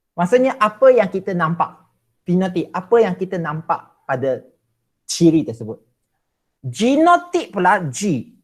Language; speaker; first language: Malay; non-native, local second language; Chinese